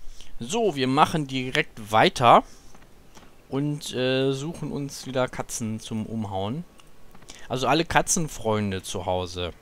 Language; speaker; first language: German; native; German